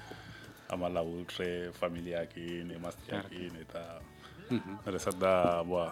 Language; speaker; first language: Basque; non-native, learner; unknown